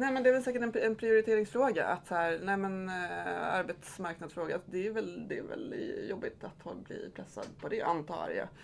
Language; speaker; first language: Swedish; native; Swedish